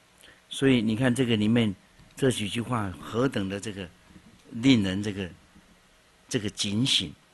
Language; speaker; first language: Chinese; native; Chinese